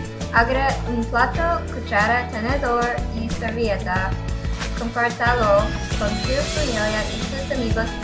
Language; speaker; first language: Spanish; non-native, learner; English